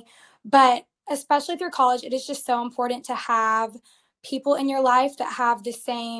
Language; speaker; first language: English; native; English